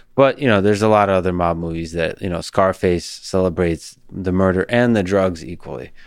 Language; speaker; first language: English; early bilingual, other home language; Russian